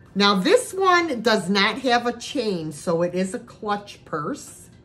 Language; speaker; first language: English; native; English